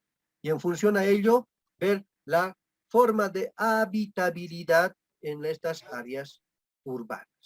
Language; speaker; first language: Spanish; native; Spanish